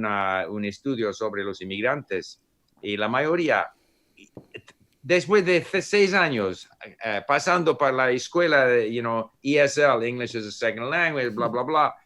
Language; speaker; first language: Spanish; non-native, fluent; English